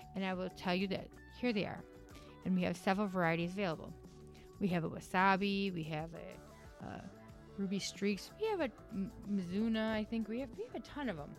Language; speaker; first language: English; native; English